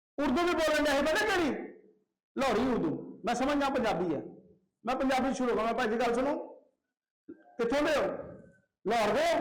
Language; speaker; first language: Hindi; non-native, local second language; Punjabi